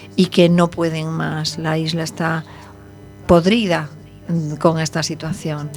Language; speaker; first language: Spanish; native; Spanish